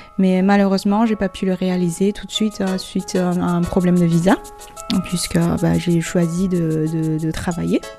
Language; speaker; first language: French; non-native, fluent; Chinese